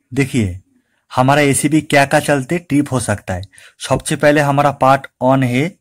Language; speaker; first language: Hindi; non-native, local second language; Bangla